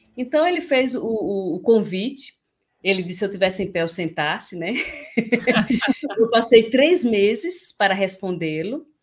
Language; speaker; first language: Portuguese; native; Portuguese